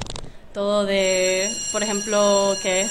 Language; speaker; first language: Spanish; non-native, fluent; English